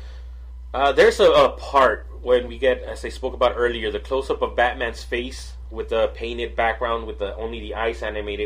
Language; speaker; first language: English; native; English